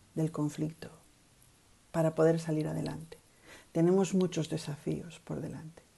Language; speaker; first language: Spanish; native; Spanish